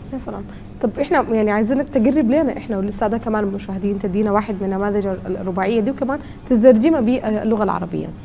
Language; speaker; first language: Arabic; native; Arabic